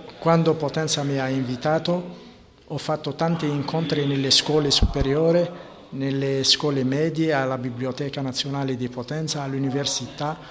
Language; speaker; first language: Italian; non-native, fluent; Arabic